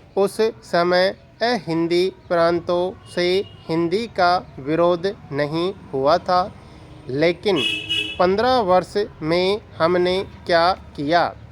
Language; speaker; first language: Hindi; native; Hindi